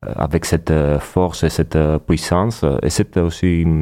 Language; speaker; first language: French; non-native, fluent; Greek